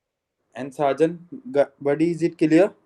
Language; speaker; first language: English; non-native, local second language; Hindi